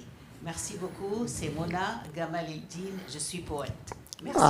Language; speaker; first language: French; non-native, fluent; Arabic